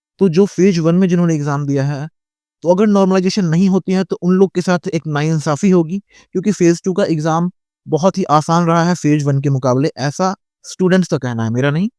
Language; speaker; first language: Hindi; native; Hindi